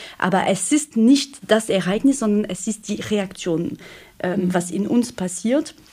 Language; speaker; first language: German; non-native, fluent; French